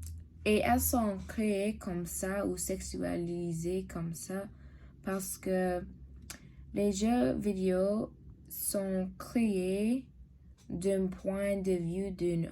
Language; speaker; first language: French; non-native, learner; English